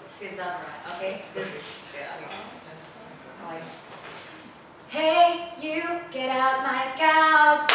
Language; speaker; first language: English; non-native, learner; Indonesian